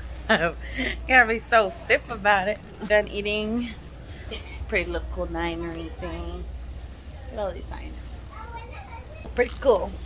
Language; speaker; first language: English; early bilingual, other home language; Spanish